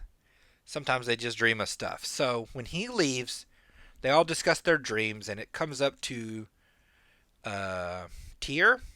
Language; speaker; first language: English; native; English